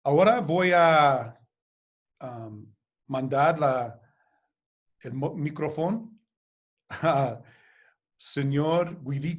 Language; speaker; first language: Spanish; early bilingual, heritage; Spanish